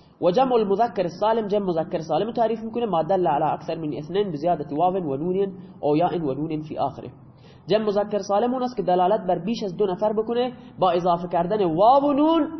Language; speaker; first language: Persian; non-native, local second language; Baluchi